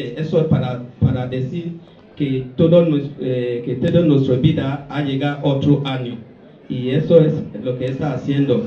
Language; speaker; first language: Spanish; non-native, learner; Bini